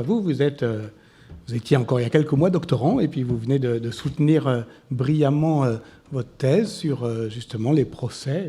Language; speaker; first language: French; native; French